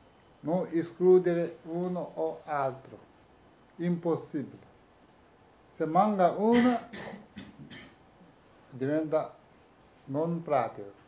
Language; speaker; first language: Italian; non-native, learner; Tibetan